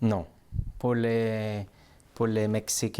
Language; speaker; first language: French; native; French